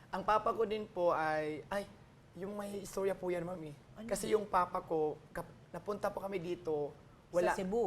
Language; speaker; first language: Filipino; non-native, local second language; Waray